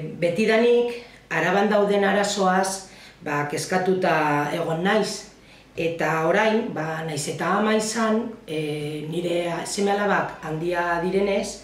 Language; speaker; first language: Basque; non-native, local second language; Spanish